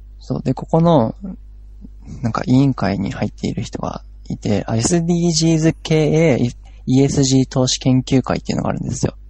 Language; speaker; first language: Japanese; native; Japanese